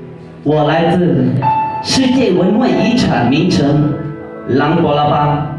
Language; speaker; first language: Chinese; non-native, learner; Lao